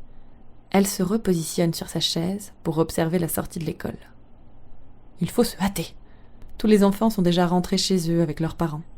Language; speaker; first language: French; native; French